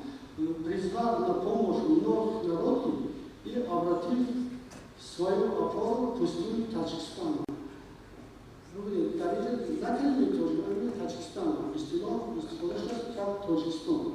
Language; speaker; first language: Russian; non-native, local second language; Tajik